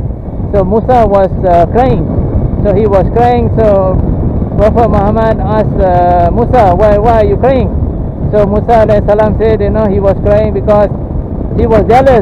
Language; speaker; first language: English; non-native, local second language; Malay